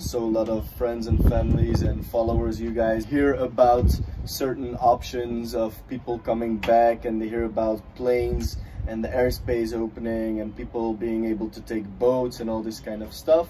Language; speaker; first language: English; non-native, fluent; Dutch